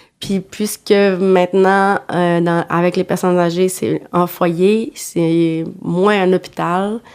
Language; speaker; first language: French; non-native, fluent; Portuguese